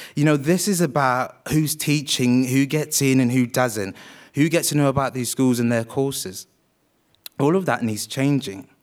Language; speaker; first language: English; native; English